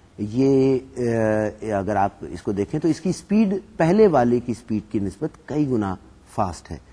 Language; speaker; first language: Urdu; native; Urdu